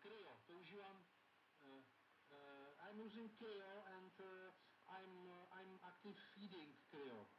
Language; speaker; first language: English; non-native, learner; Czech